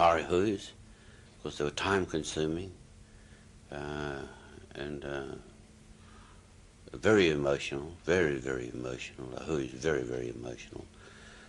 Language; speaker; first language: English; native; English